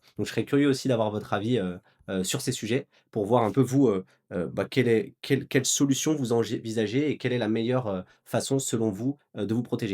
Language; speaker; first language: French; native; French